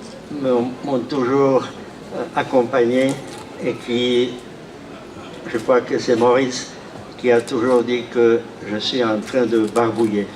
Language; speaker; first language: French; non-native, fluent; Czech